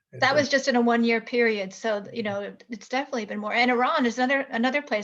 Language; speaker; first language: English; native; English